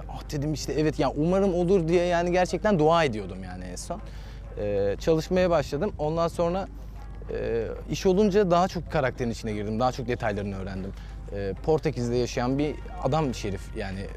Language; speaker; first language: Turkish; native; Turkish